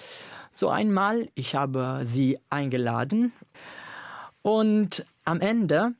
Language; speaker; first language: German; non-native, fluent; Italian